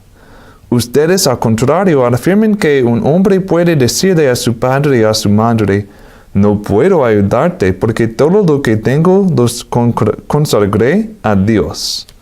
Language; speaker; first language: Spanish; non-native, fluent; English